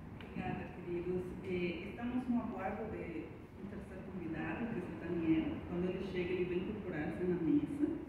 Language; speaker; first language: Portuguese; non-native, fluent; Spanish